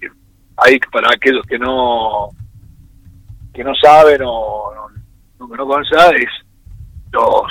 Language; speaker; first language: Spanish; native; Spanish